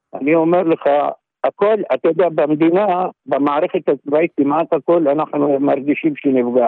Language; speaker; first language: Hebrew; non-native, local second language; Arabic